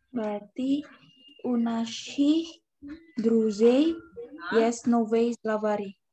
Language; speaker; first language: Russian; non-native, learner; Indonesian